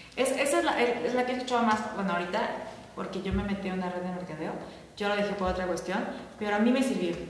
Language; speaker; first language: Spanish; native; Spanish